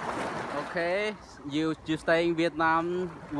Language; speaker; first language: English; non-native, learner; Vietnamese